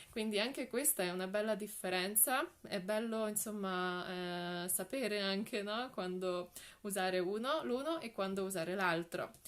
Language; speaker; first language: Italian; non-native, fluent; Polish